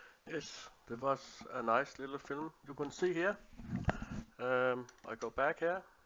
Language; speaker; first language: English; non-native, learner; Danish